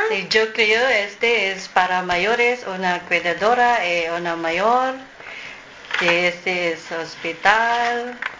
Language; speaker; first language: Spanish; non-native, learner; Filipino